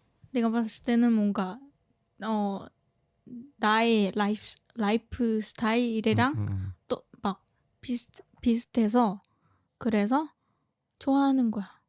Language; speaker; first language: Korean; non-native, fluent; Thai